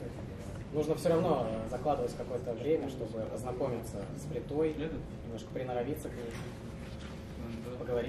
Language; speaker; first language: Russian; native; Russian